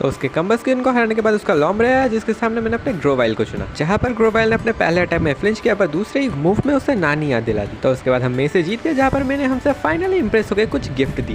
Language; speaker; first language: Hindi; native; Hindi